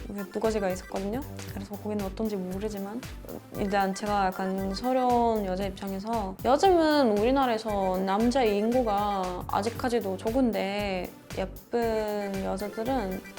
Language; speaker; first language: Korean; non-native, fluent; Russian